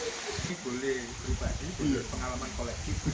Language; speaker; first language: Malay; non-native, local second language; Javanese